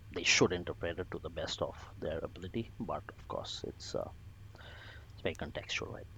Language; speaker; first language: English; non-native, local second language; Bangla